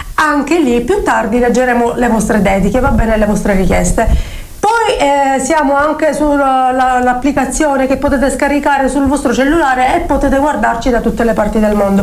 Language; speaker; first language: Italian; native; Italian